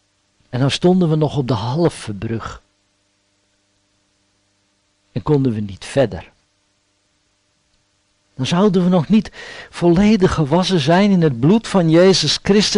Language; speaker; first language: Dutch; native; Dutch